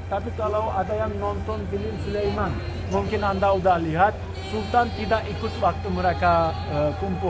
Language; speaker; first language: Indonesian; non-native, fluent; Turkish